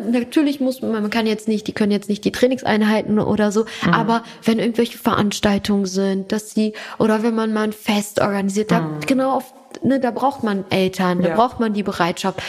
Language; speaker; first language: German; native; German